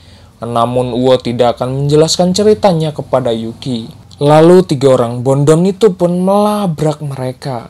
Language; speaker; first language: Indonesian; native; Indonesian